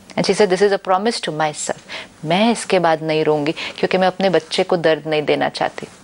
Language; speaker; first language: Hindi; native; Hindi